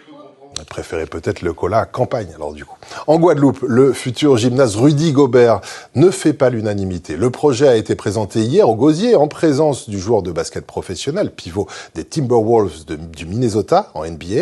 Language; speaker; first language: French; native; French